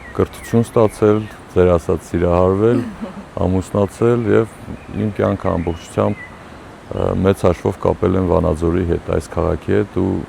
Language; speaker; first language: Armenian; native; Armenian